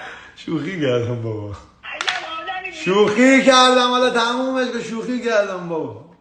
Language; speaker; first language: Persian; native; Persian